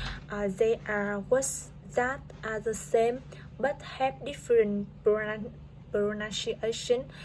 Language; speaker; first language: English; non-native, learner; Vietnamese